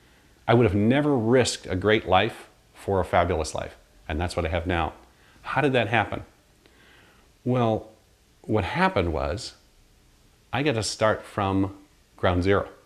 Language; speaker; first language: English; native; English